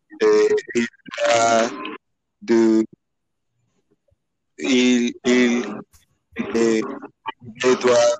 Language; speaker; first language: French; non-native, learner; Spanish